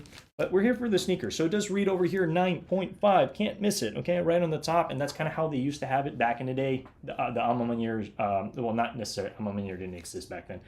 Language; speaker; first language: English; native; English